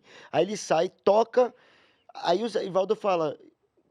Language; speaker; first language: Portuguese; native; Portuguese